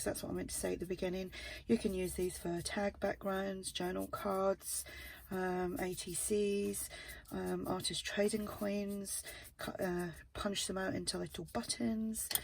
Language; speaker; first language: English; native; English